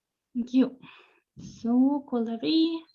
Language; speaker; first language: Swedish; non-native, fluent; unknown